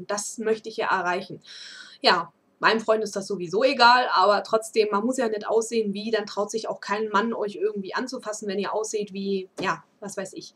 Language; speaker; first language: German; native; German